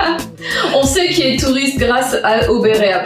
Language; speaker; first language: French; native; French